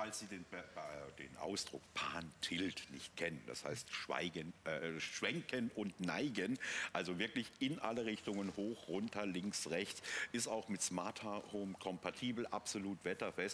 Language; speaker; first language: German; native; German